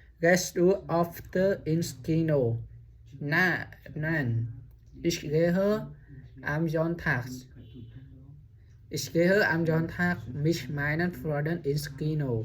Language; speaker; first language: German; non-native, learner; Vietnamese